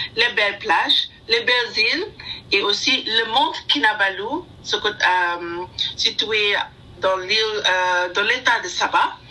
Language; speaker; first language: French; non-native, learner; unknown